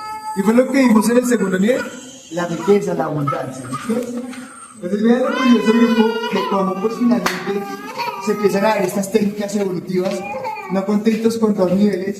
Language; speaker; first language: Spanish; native; Spanish